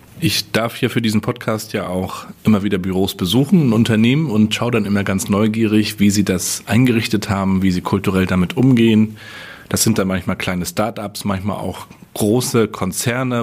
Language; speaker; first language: German; native; German